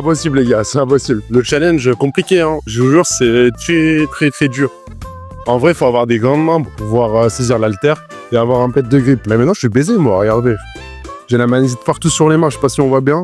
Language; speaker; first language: French; native; French